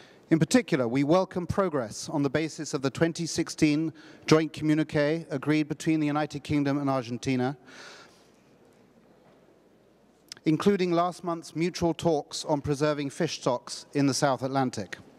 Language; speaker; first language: English; native; English